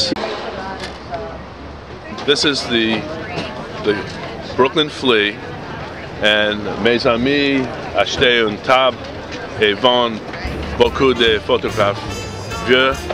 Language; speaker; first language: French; non-native, learner; English